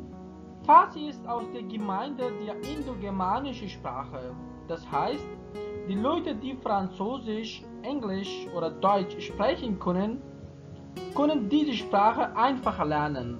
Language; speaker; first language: German; non-native, fluent; Persian